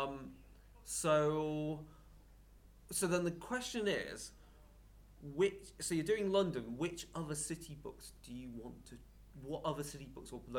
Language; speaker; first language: English; native; English